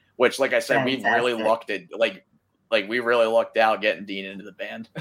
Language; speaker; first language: English; native; English